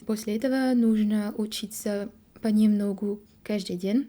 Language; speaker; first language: Russian; non-native, learner; French